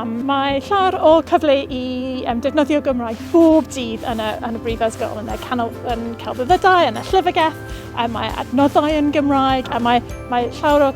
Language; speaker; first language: Welsh; non-native, learner; English